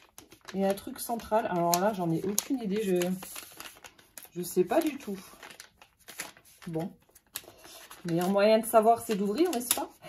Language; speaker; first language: French; native; French